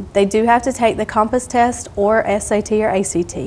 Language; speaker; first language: English; native; English